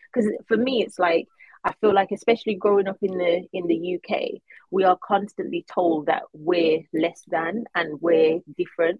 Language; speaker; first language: English; native; English